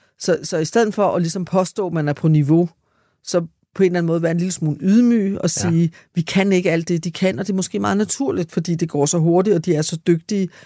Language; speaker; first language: Danish; native; Danish